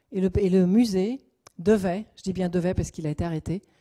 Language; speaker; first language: French; native; French